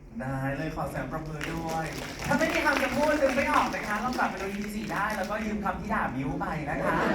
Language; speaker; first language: Thai; native; Thai